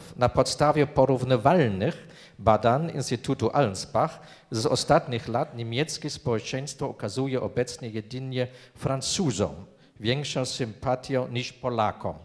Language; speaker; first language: Polish; non-native, fluent; German